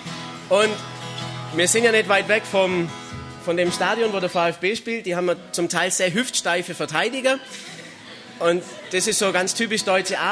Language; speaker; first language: German; native; German